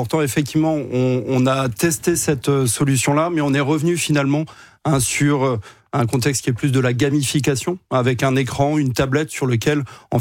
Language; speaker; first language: French; native; French